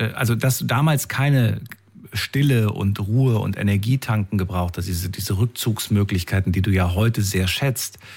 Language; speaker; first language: German; native; German